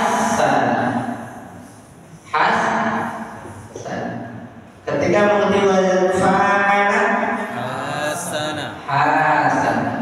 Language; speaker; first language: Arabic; non-native, fluent; Indonesian